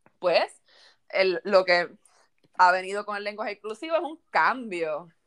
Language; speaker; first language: Spanish; native; Spanish